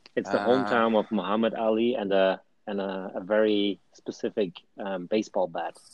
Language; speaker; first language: English; non-native, fluent; Dutch